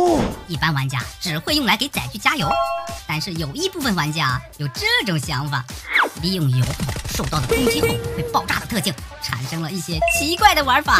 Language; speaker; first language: Chinese; native; Chinese